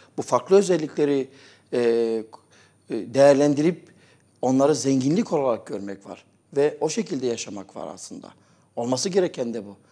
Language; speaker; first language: Turkish; native; Turkish